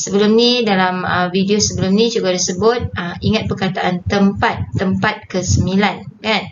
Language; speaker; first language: Malay; native; Malay